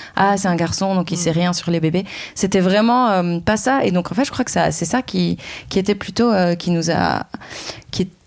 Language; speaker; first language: French; non-native, local second language; Arabic